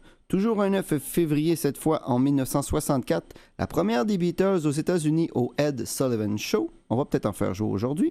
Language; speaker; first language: French; native; French